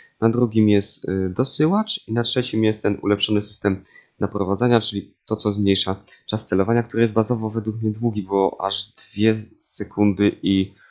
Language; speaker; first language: Polish; native; Polish